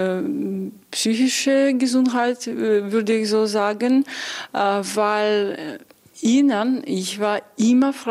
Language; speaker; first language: German; non-native, learner; Belarusian